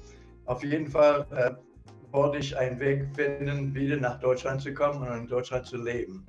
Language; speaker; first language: German; non-native, fluent; English